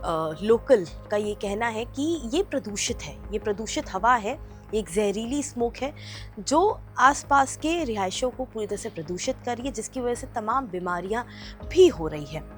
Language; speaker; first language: Hindi; native; Hindi